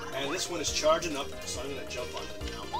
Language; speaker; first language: English; native; English